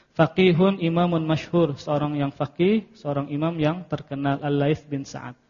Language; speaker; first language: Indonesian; native; Indonesian